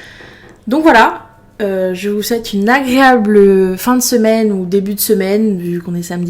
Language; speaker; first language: French; native; French